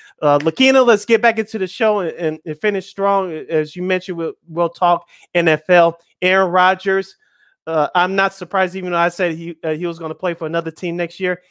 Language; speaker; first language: English; native; English